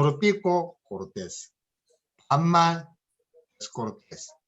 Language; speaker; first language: Spanish; non-native, learner; Korean